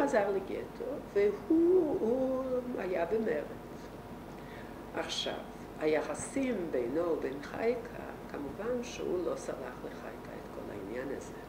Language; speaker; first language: Hebrew; non-native, fluent; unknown